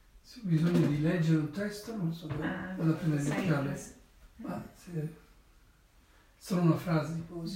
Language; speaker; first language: Italian; non-native, learner; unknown